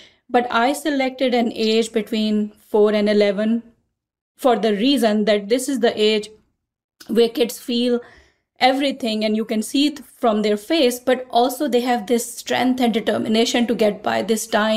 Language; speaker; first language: English; non-native, local second language; Urdu